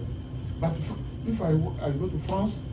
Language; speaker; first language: English; non-native, learner; French